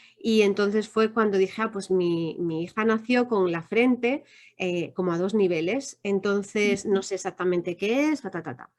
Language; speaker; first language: Spanish; native; Spanish